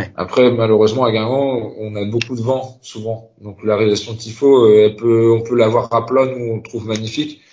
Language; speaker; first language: French; native; French